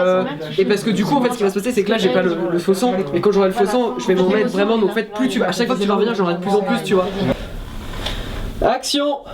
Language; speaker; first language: French; native; French